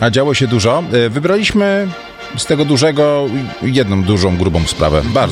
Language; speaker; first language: Polish; native; Polish